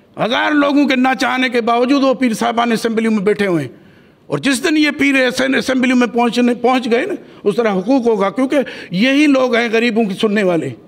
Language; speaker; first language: Urdu; non-native, local second language; Sindhi